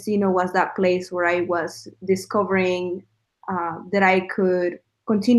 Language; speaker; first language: English; non-native, fluent; Spanish